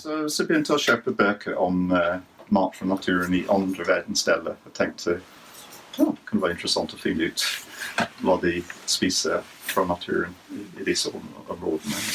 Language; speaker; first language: Norwegian; non-native, fluent; English